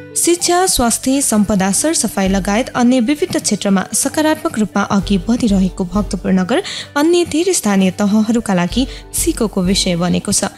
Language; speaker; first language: Nepali; non-native, local second language; Newari